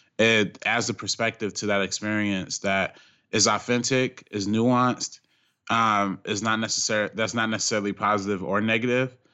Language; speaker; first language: English; native; English